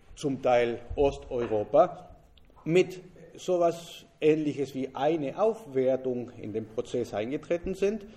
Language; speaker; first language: German; non-native, fluent; Spanish